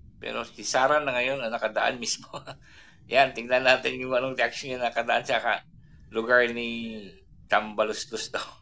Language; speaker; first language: Filipino; non-native, local second language; Cebuano